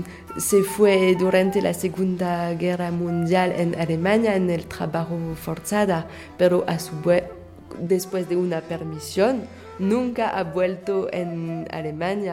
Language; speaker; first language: Spanish; non-native, fluent; French